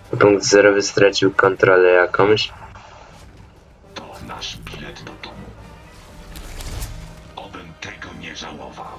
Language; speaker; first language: Polish; native; Polish